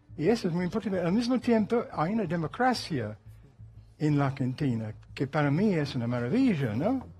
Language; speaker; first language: Spanish; non-native, fluent; English